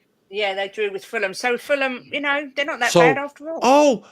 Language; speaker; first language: English; native; English